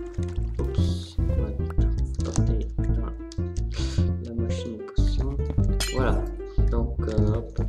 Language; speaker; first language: French; native; French